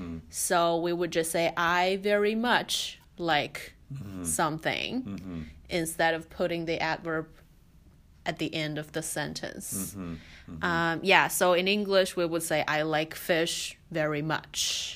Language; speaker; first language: English; non-native, fluent; Chinese